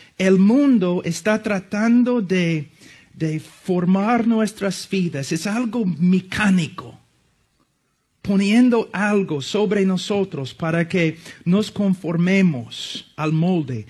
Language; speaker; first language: Spanish; non-native, fluent; English